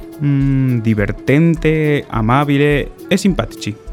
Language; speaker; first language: Italian; non-native, learner; Spanish